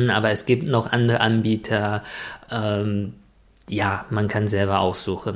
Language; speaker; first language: German; non-native, fluent; Chinese